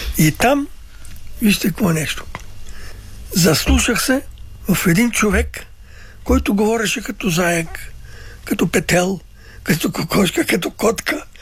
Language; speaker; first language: Bulgarian; early bilingual, other home language; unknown